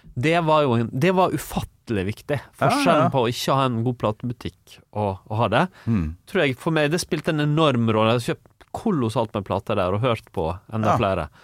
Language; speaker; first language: Norwegian; native; Norwegian